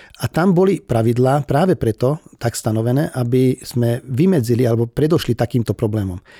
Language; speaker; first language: Slovak; non-native, local second language; Hungarian